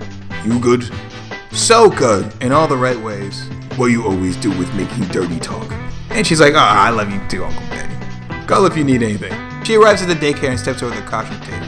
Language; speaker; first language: English; native; English